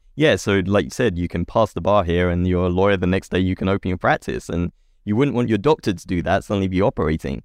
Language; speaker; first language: English; native; English